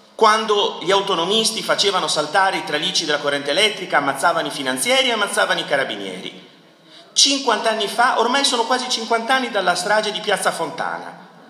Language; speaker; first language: Italian; native; Italian